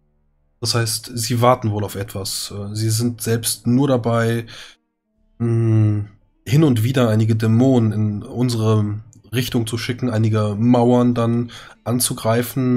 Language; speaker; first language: German; native; German